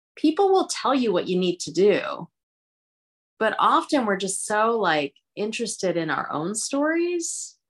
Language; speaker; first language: English; early bilingual, other home language; Hindi